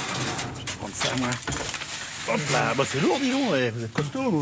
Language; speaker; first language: French; native; French